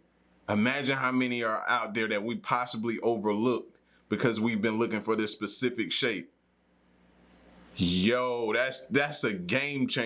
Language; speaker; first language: English; native; English